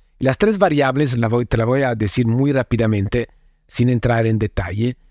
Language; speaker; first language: Spanish; non-native, fluent; Italian